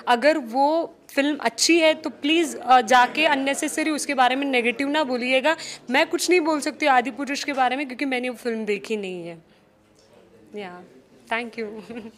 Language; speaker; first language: Hindi; non-native, local second language; Marathi